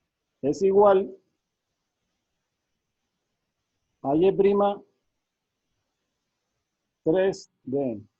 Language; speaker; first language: Spanish; native; Spanish